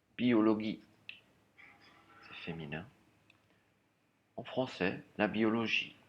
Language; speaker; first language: French; non-native, fluent; German